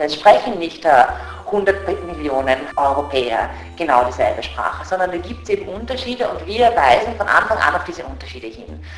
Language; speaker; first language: German; native; German